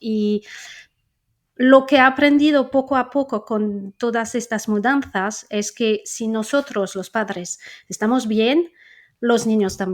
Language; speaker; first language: Spanish; non-native, fluent; French